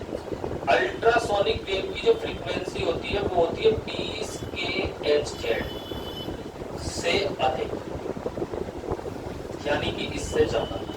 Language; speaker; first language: Hindi; native; Hindi